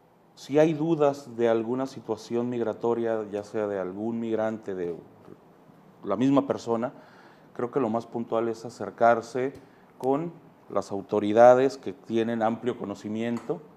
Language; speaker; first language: Spanish; native; Spanish